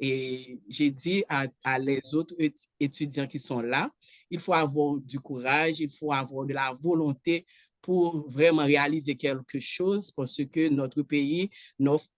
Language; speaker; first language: French; non-native, local second language; Haitian Creole